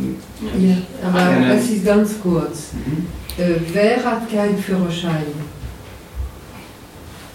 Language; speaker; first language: German; non-native, learner; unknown